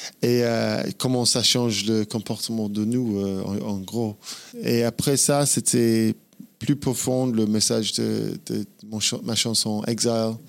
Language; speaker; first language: French; non-native, fluent; English